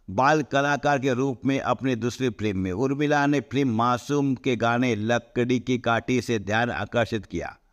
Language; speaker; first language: Hindi; non-native, local second language; Marathi